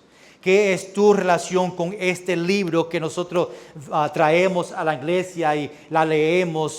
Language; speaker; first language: Spanish; early bilingual, heritage; English